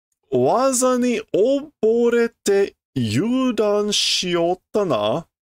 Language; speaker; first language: Japanese; non-native, learner; English